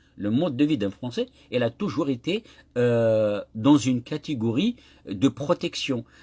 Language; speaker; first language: French; non-native, local second language; Kabyle